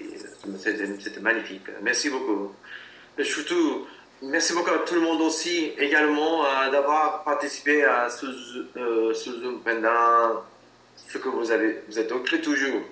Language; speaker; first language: French; non-native, learner; Japanese